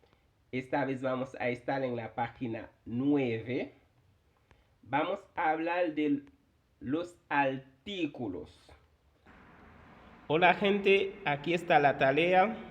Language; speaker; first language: Spanish; non-native, fluent; Haitian Creole